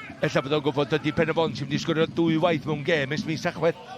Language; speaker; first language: Welsh; native; Welsh